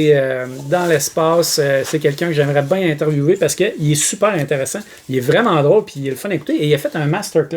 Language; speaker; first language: French; native; French